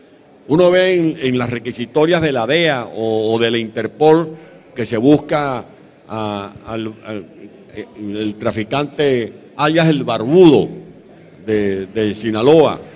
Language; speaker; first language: Spanish; native; Spanish